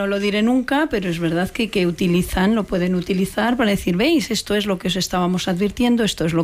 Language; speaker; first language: Spanish; native; Spanish